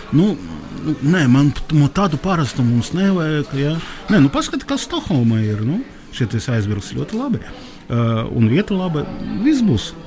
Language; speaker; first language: Latvian; non-native, local second language; Russian